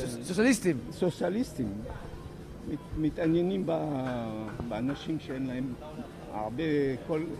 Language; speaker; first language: Hebrew; non-native, fluent; French